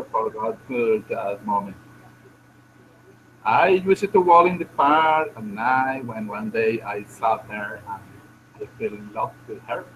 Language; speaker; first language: English; non-native, learner; Spanish